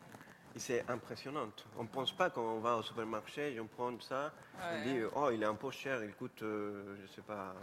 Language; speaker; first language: French; non-native, fluent; Spanish